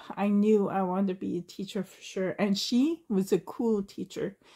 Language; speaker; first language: English; native; English